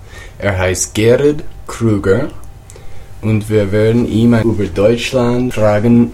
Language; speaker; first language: German; non-native, learner; English